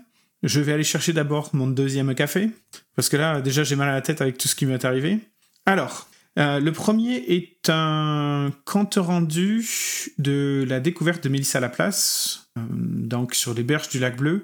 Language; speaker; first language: French; native; French